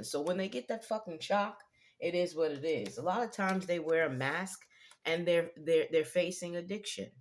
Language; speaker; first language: English; native; English